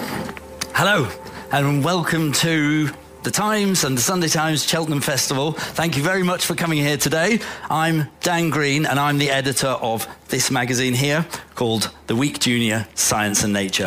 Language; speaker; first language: English; native; English